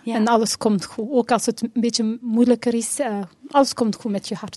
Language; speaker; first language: Dutch; non-native, local second language; French